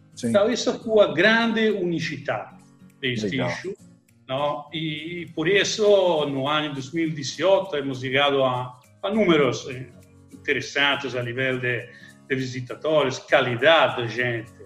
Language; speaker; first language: Portuguese; non-native, learner; Italian